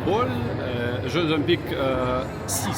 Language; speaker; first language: French; non-native, fluent; Russian